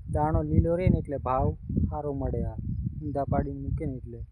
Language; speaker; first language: Gujarati; non-native, local second language; Bhili